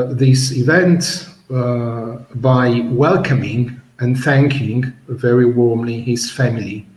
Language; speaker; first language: English; non-native, fluent; Italian